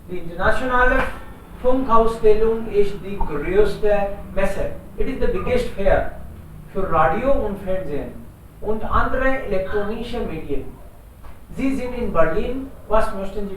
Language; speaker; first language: German; non-native, fluent; Hindi